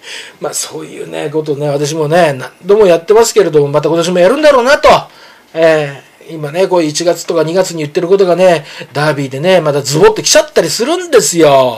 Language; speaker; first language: Japanese; native; Japanese